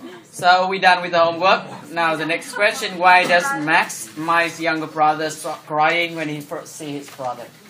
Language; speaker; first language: English; non-native, fluent; Vietnamese